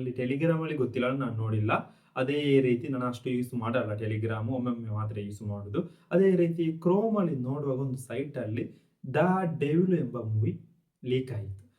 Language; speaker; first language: Kannada; non-native, local second language; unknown